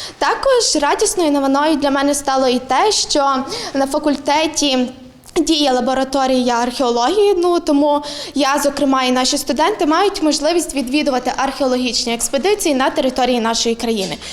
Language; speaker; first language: Ukrainian; native; Ukrainian